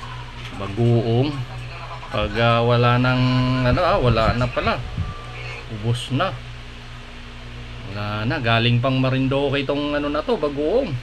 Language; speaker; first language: Filipino; non-native, local second language; Hiligaynon